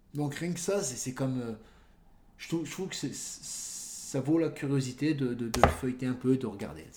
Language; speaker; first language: French; native; French